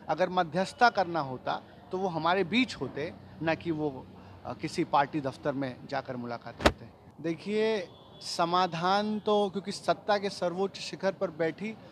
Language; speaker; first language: Hindi; native; Hindi